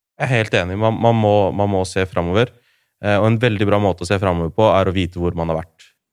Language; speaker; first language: Norwegian; early bilingual, other home language; Urdu